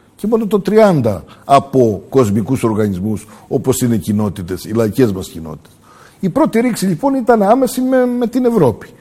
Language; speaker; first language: Greek; early bilingual, heritage; Greek